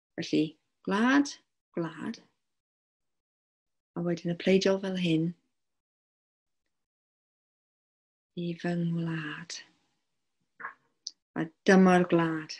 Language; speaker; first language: Welsh; non-native, local second language; English